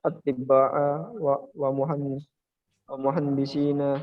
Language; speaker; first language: Arabic; non-native, learner; Indonesian